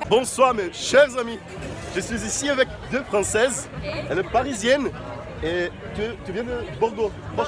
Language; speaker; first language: French; non-native, fluent; Portuguese